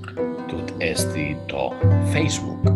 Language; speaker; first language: Greek; non-native, learner; German